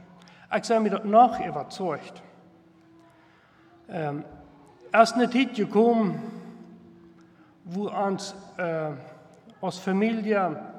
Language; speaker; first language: German; non-native, local second language; Plautdietsch